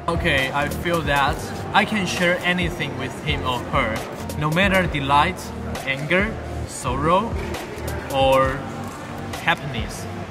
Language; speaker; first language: English; non-native, fluent; Chinese